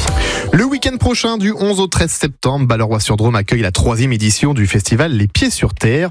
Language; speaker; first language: French; native; French